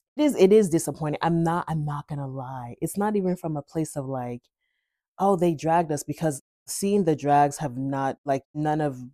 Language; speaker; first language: English; native; English